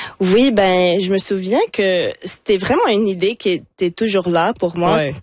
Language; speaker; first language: French; non-native, local second language; English